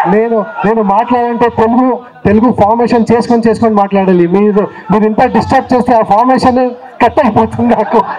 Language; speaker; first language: Telugu; non-native, learner; Kannada